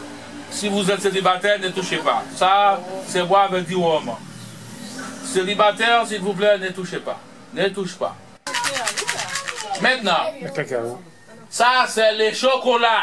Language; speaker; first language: French; non-native, fluent; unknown